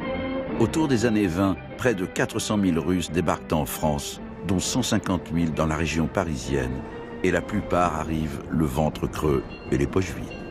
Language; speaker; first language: French; native; French